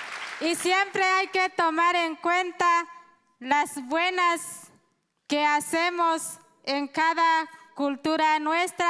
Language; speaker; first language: Spanish; non-native, local second language; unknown